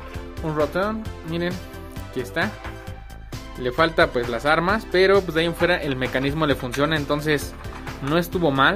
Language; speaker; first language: Spanish; native; Spanish